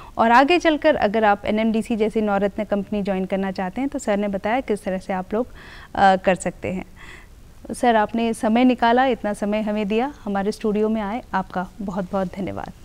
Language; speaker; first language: Hindi; native; Hindi